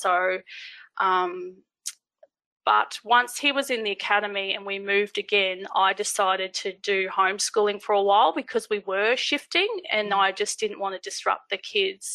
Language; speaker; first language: English; native; English